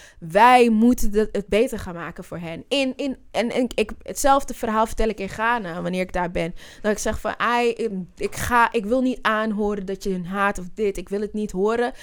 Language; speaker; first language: Dutch; native; Dutch